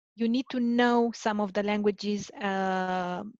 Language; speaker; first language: English; non-native, fluent; Romanian